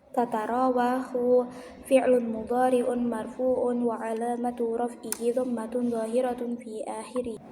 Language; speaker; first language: Arabic; non-native, learner; Indonesian